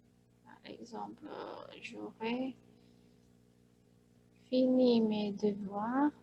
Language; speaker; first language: French; non-native, fluent; Indonesian